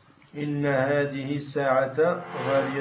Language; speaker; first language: Arabic; non-native, learner; French